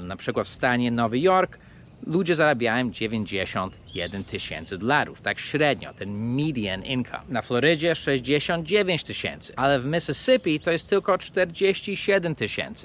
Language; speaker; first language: Polish; non-native, fluent; English